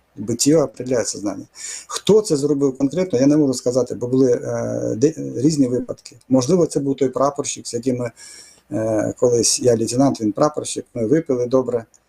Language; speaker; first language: Ukrainian; non-native, fluent; Russian